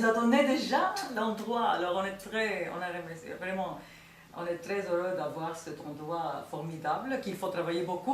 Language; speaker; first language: French; non-native, fluent; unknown